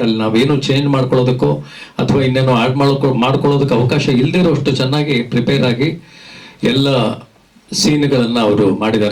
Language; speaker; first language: Kannada; native; Kannada